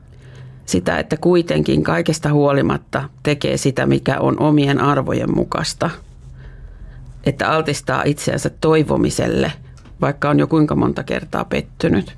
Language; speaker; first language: Finnish; native; Finnish